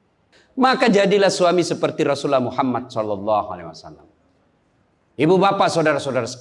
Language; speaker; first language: Indonesian; native; Indonesian